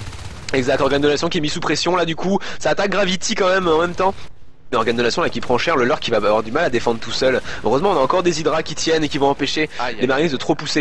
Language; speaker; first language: French; native; French